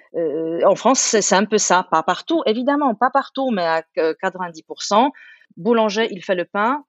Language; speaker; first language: French; non-native, fluent; Polish